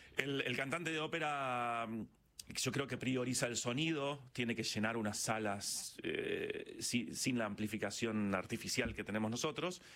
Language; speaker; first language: Spanish; native; Spanish